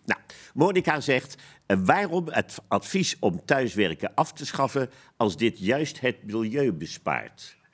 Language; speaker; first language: Dutch; native; Dutch